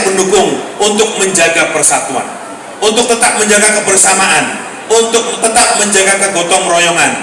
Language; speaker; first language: Indonesian; native; Indonesian